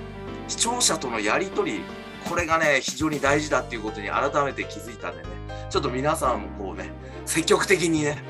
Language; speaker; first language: Japanese; native; Japanese